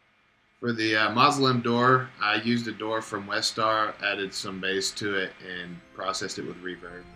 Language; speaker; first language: English; native; English